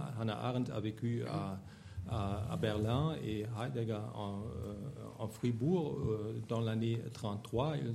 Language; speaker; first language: French; non-native, fluent; German